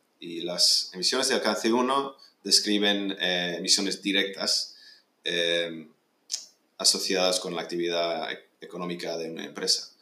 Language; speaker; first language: Spanish; early bilingual, other home language; English